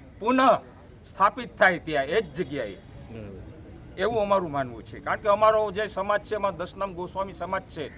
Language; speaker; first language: Gujarati; native; Gujarati